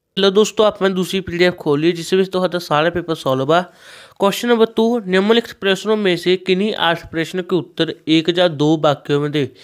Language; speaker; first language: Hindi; non-native, local second language; Punjabi